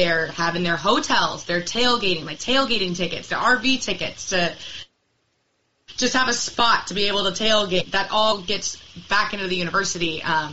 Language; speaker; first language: English; native; English